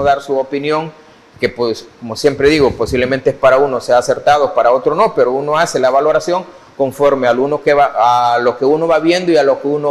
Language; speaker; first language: Spanish; native; Spanish